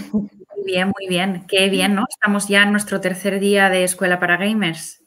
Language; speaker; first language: Spanish; native; Spanish